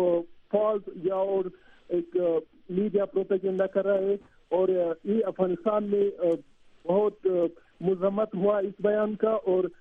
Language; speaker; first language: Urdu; non-native, learner; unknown